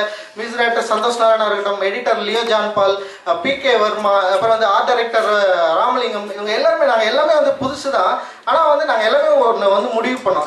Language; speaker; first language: Tamil; native; Tamil